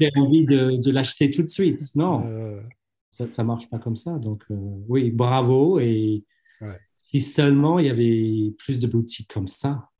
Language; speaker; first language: French; non-native, fluent; English